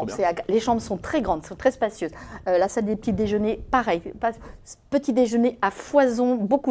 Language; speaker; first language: French; native; French